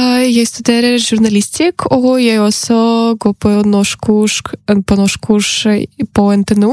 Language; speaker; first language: Norwegian; non-native, learner; Ukrainian